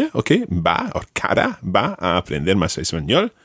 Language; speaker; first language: Spanish; non-native, fluent; English